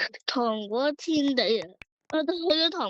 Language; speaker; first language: Chinese; early bilingual, heritage; Cantonese